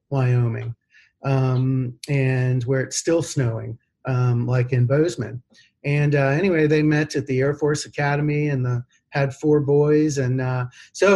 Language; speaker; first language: English; native; English